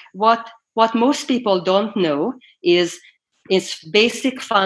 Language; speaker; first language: English; non-native, fluent; Hungarian